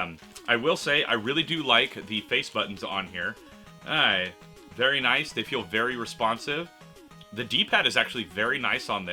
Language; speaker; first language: English; native; English